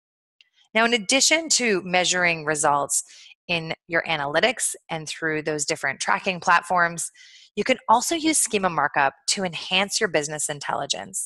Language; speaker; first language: English; native; English